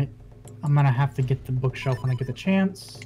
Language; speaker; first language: English; native; English